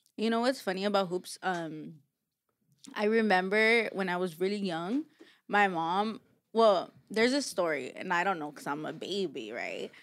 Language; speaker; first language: English; early bilingual, other home language; Spanish